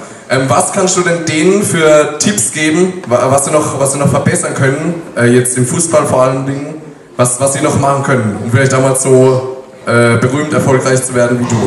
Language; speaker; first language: German; native; German